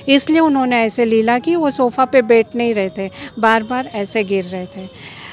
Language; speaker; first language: Hindi; non-native, local second language; Marathi